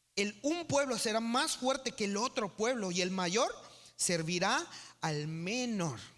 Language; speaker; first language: Spanish; native; Spanish